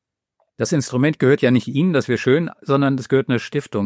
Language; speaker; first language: German; native; German